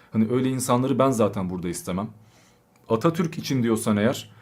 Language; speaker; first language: Turkish; early bilingual, other home language; Albanian